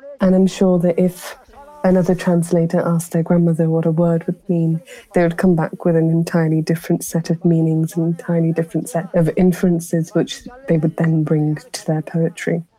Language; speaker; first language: English; early bilingual, other home language; Pahari-Potwari